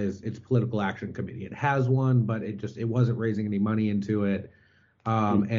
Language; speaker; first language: English; native; English